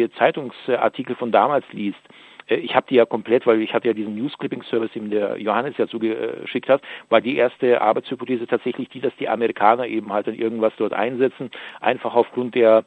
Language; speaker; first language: German; native; German